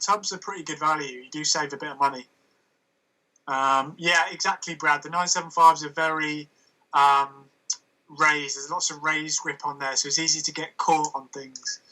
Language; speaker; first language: English; native; English